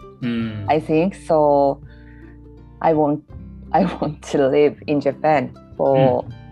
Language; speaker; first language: English; non-native, learner; Japanese